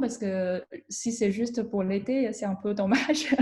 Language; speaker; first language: French; non-native, fluent; Chinese